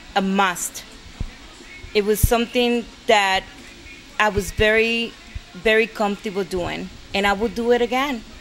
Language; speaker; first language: English; non-native, fluent; Spanish